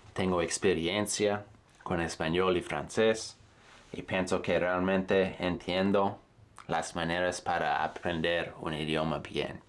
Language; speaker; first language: Spanish; non-native, fluent; English